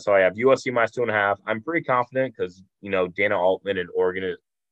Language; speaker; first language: English; native; English